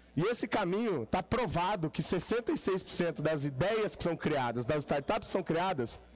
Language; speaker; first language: Portuguese; native; Portuguese